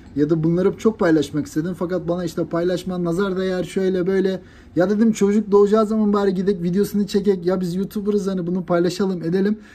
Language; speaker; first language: Turkish; native; Turkish